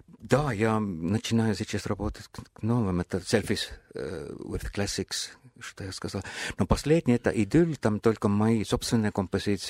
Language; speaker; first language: Russian; non-native, fluent; Estonian